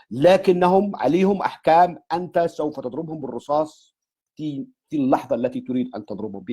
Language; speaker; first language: Arabic; native; Arabic